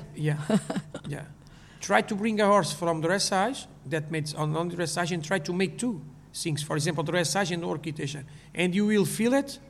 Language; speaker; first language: English; non-native, learner; Portuguese